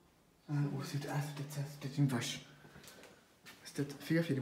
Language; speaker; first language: French; native; French